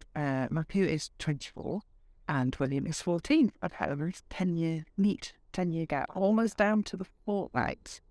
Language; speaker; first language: English; native; English